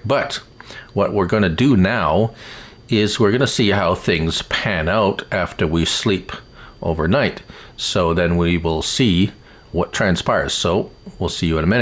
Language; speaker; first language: English; native; English